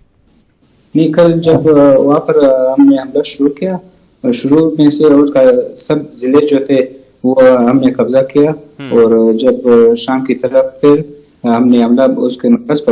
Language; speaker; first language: Urdu; non-native, fluent; Pashto